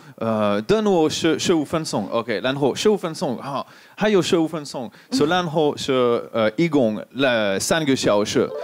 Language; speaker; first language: Chinese; non-native, learner; French